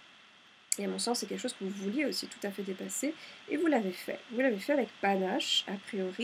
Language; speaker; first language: French; native; French